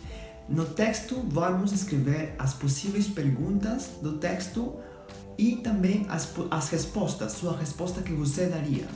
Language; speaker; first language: Portuguese; non-native, fluent; Spanish